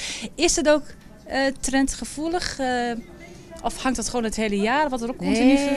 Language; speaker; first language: Dutch; native; Dutch